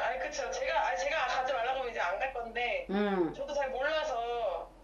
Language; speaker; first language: Korean; native; Korean